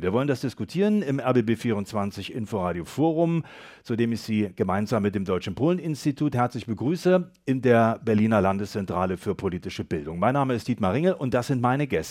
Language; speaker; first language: German; native; German